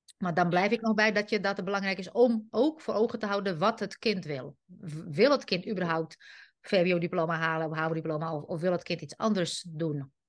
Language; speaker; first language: Dutch; non-native, fluent; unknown